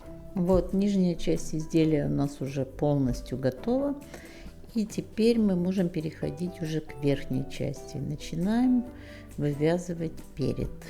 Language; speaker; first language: Russian; native; Russian